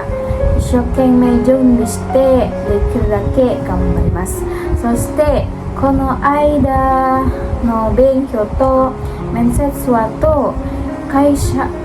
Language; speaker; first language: Japanese; non-native, learner; Indonesian